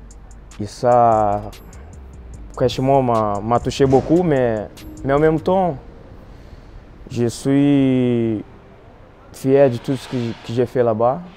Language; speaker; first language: French; non-native, fluent; Portuguese